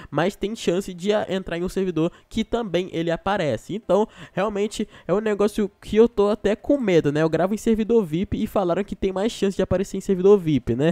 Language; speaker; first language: Portuguese; native; Portuguese